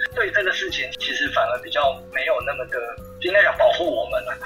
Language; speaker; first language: Chinese; non-native, local second language; Min Nan Chinese